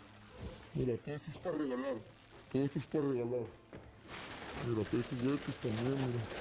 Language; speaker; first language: Spanish; native; Spanish